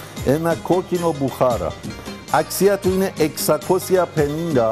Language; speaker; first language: Greek; non-native, learner; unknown